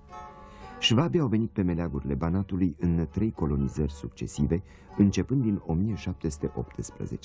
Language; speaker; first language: Romanian; native; Romanian